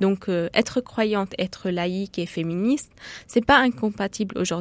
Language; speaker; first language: French; non-native, fluent; Arabic